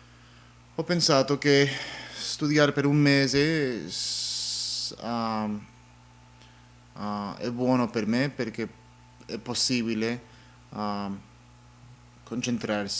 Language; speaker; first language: Italian; non-native, learner; English